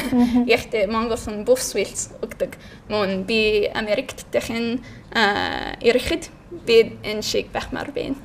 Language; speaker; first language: Mongolian; non-native, learner; English